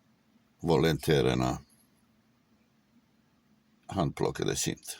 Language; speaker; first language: Swedish; non-native, fluent; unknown